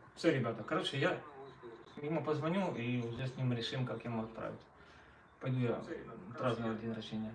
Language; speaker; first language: Russian; native; Russian